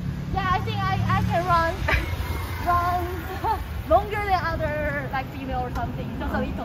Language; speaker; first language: English; non-native, fluent; Chinese